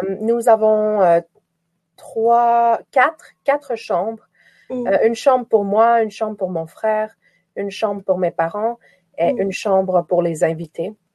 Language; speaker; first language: French; native; French